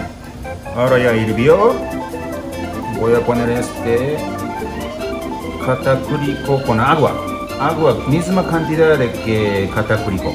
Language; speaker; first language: Spanish; non-native, learner; Japanese